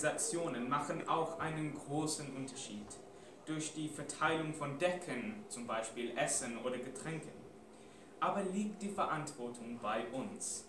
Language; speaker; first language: German; non-native, fluent; English